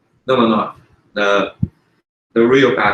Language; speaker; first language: English; non-native, fluent; Chinese